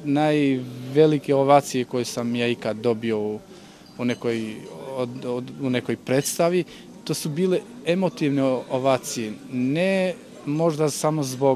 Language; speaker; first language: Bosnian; non-native, local second language; Albanian